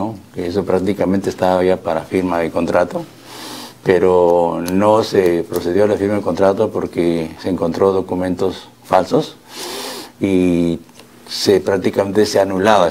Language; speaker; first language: Spanish; native; Spanish